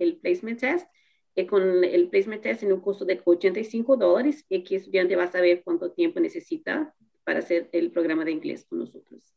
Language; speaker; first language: Spanish; non-native, fluent; Portuguese